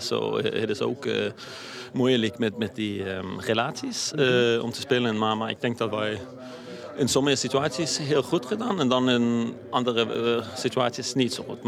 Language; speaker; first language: Dutch; non-native, fluent; Danish